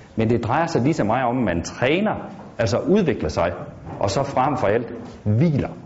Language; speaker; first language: Danish; native; Danish